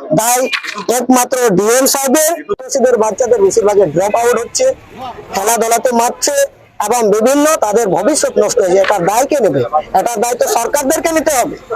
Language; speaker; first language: Bangla; non-native, local second language; Santali